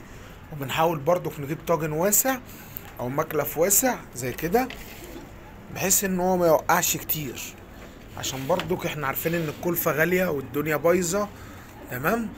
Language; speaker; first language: Arabic; native; Arabic